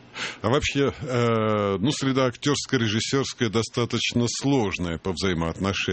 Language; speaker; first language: Russian; native; Russian